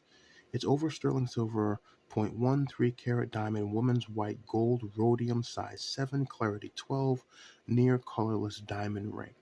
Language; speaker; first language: English; native; English